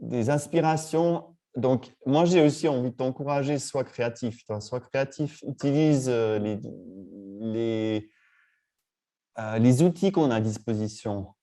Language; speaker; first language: French; native; French